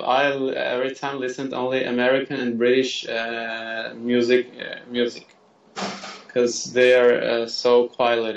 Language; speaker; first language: English; non-native, learner; Armenian